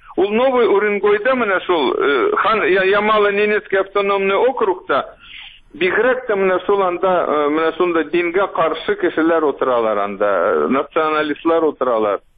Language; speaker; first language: Tatar; native; Tatar